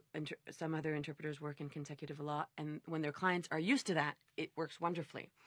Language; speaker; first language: English; native; English